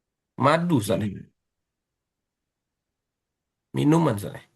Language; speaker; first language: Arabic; non-native, learner; Indonesian